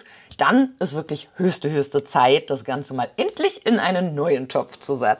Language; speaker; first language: German; native; German